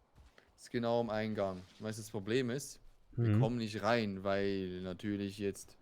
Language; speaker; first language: German; native; German